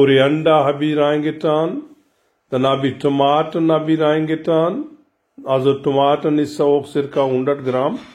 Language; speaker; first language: German; non-native, learner; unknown